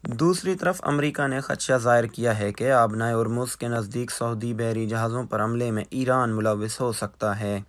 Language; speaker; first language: Urdu; non-native, local second language; Baluchi